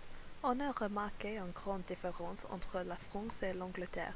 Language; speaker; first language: French; non-native, learner; English